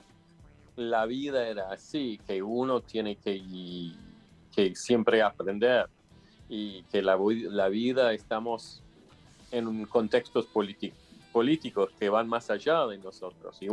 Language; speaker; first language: Spanish; non-native, fluent; English